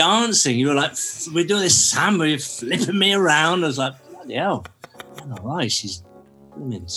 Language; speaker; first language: English; native; English